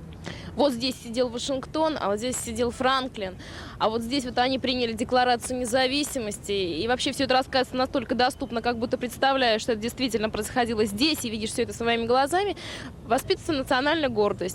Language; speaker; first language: Russian; native; Russian